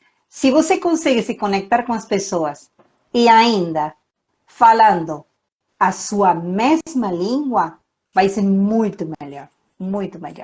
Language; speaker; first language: Portuguese; non-native, fluent; Spanish